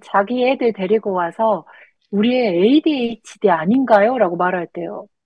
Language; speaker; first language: Korean; native; Korean